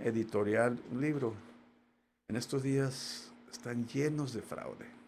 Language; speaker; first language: Spanish; early bilingual, heritage; Spanish